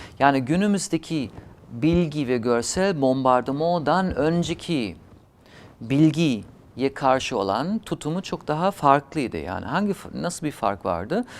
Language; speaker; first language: Turkish; non-native, fluent; German